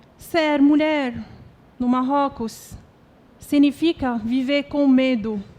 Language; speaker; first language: Portuguese; non-native, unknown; Arabic